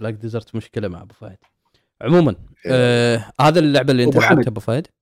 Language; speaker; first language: Arabic; native; Arabic